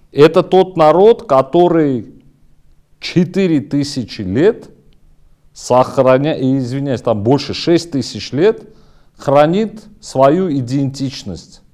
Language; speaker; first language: Russian; non-native, local second language; Armenian